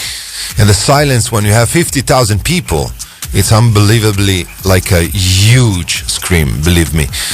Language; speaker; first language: English; non-native, fluent; Italian